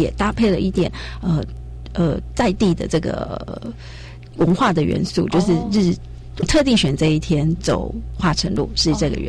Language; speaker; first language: Chinese; native; Chinese